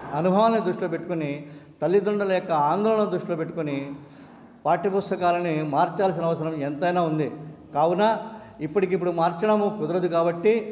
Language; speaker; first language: Telugu; non-native, local second language; Urdu